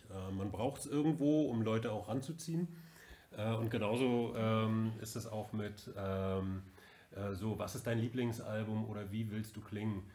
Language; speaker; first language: German; native; German